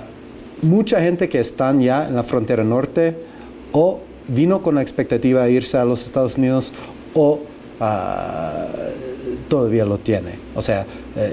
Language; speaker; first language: Spanish; non-native, fluent; English